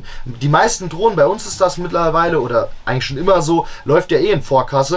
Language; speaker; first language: German; native; German